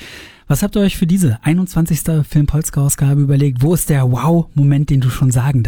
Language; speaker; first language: German; native; German